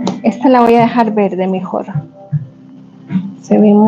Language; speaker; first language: Spanish; native; Spanish